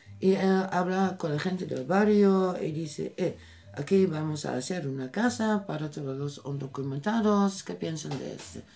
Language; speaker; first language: Spanish; non-native, learner; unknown